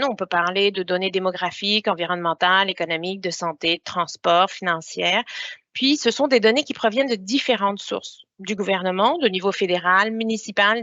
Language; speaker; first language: French; native; French